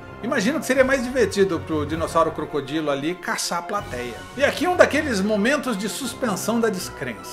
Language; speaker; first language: Portuguese; native; Portuguese